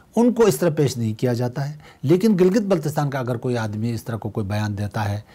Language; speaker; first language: Urdu; non-native, local second language; Shina